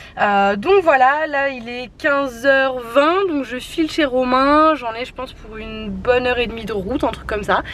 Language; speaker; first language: French; native; French